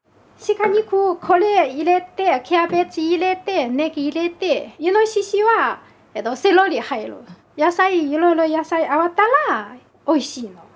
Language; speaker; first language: Japanese; non-native, learner; Chinese